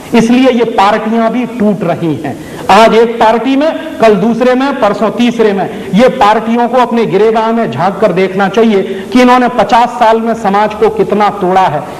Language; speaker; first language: Hindi; native; Hindi